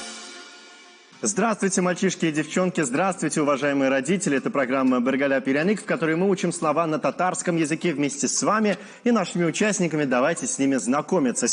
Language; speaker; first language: Russian; native; Russian